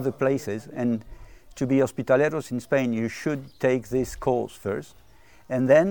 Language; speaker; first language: English; non-native, fluent; French